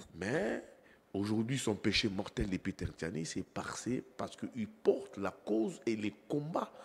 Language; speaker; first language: French; non-native, local second language; Lingala